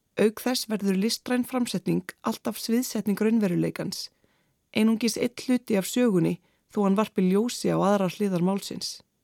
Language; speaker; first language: Icelandic; native; Icelandic